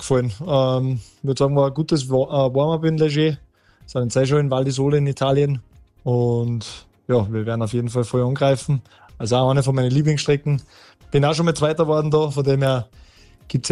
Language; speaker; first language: German; native; German